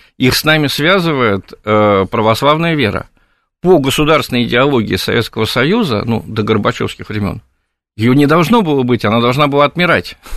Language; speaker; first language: Russian; native; Russian